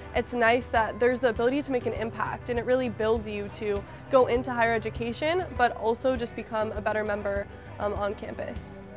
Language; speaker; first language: English; native; English